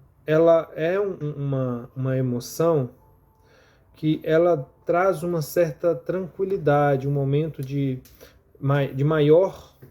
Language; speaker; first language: Portuguese; native; Portuguese